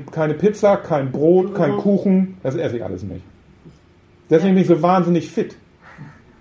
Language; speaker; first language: German; native; German